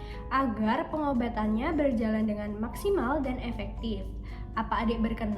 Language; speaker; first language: Indonesian; native; Indonesian